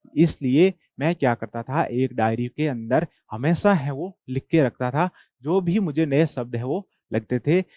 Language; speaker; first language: Hindi; non-native, local second language; Marwari